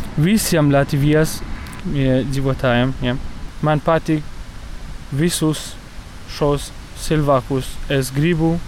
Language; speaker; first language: Latvian; non-native, learner; Central Kurdish